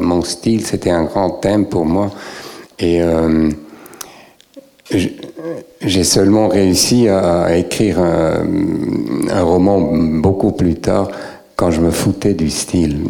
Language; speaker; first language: French; native; French